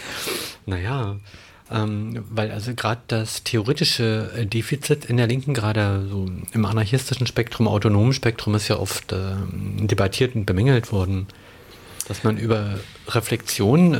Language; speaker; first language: German; native; German